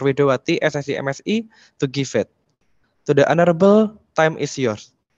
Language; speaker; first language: English; non-native, fluent; Indonesian